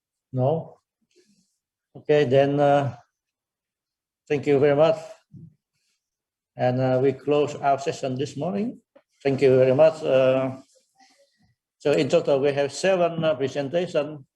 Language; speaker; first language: English; non-native, fluent; Vietnamese